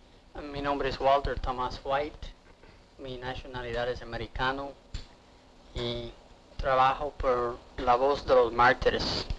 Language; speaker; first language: Spanish; non-native, learner; English